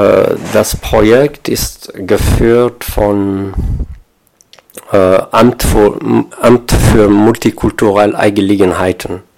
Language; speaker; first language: German; non-native, fluent; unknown